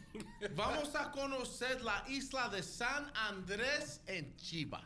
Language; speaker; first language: Spanish; native; Spanish